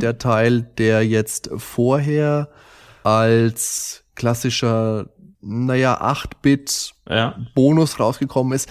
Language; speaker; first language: German; native; German